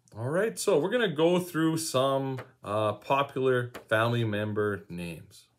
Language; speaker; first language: English; native; English